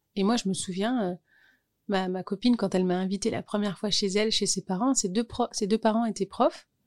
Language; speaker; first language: French; native; French